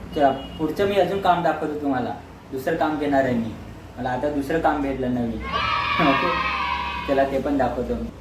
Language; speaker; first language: Marathi; non-native, local second language; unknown